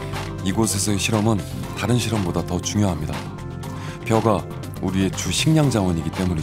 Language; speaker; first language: Korean; native; Korean